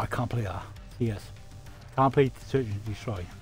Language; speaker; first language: English; native; English